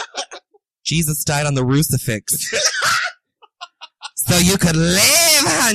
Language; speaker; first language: English; native; English